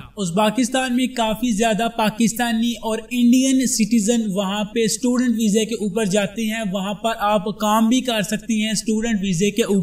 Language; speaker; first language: Hindi; non-native, local second language; Punjabi